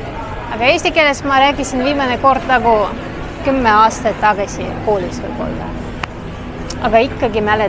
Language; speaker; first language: Estonian; non-native, local second language; Russian